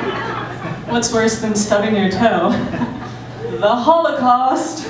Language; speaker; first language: English; native; English